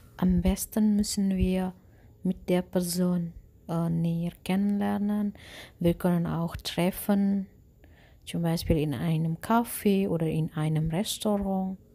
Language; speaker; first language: German; non-native, learner; Indonesian